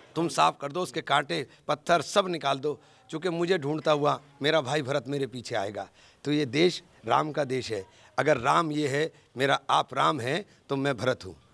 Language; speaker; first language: Hindi; native; Hindi